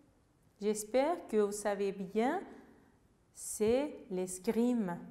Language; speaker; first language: French; non-native, fluent; Uzbek